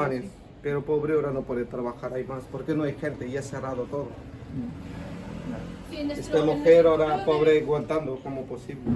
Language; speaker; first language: Spanish; non-native, learner; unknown